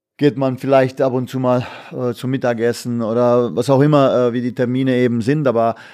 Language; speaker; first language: German; non-native, fluent; Bosnian